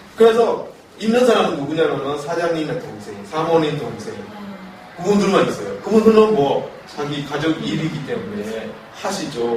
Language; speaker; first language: Korean; non-native, fluent; Burmese